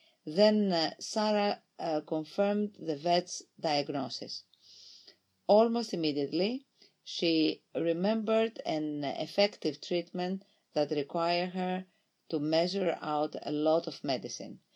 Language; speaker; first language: English; non-native, fluent; Greek